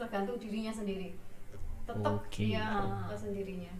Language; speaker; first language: Indonesian; native; Indonesian